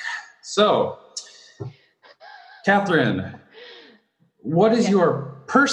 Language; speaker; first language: English; native; English